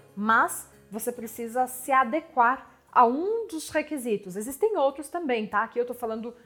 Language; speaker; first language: Portuguese; non-native, fluent; French